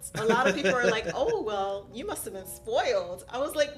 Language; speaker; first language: English; early bilingual, other home language; Haitian Creole